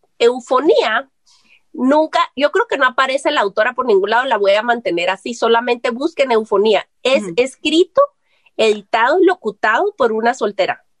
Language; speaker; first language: Spanish; native; Spanish